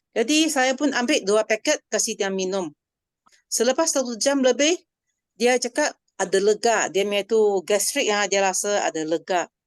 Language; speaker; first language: Malay; non-native, local second language; Chinese